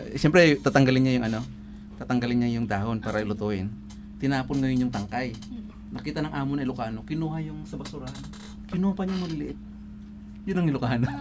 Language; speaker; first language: Filipino; non-native, local second language; Iloko